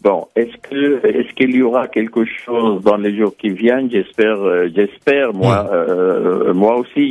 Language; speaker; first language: French; non-native, fluent; Arabic